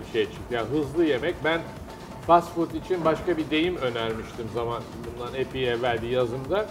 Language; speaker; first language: Turkish; native; Turkish